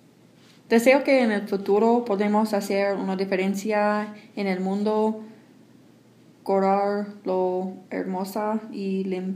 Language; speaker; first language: Spanish; non-native, learner; English